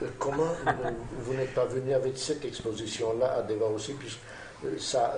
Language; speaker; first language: French; non-native, fluent; Romanian